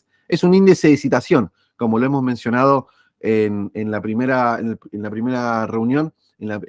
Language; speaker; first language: Spanish; native; Spanish